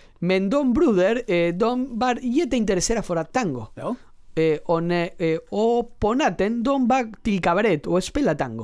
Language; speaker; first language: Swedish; non-native, learner; Spanish